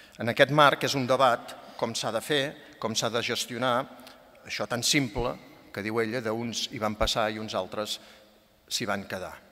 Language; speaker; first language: Catalan; native; Catalan